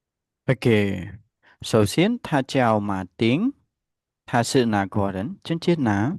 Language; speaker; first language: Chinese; non-native, fluent; Khmer